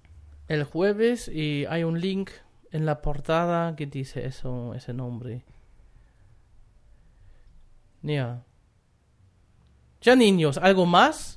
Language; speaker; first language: Spanish; non-native, fluent; German